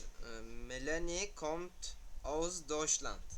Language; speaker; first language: German; non-native, learner; Turkish